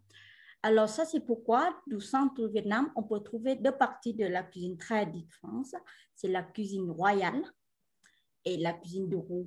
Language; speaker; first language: French; non-native, fluent; Vietnamese